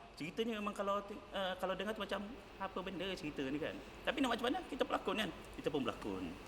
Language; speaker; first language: Malay; native; Malay